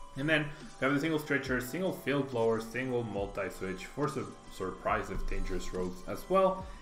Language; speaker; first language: English; non-native, fluent; Spanish